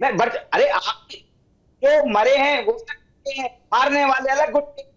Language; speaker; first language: Hindi; native; Hindi